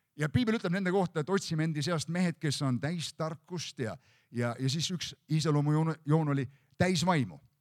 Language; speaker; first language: Estonian; native; Estonian